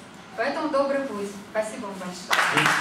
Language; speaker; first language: Russian; native; Russian